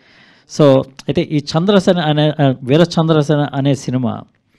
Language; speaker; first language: Telugu; native; Telugu